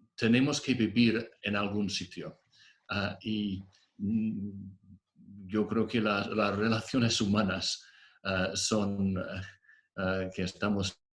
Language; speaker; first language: Spanish; non-native, fluent; English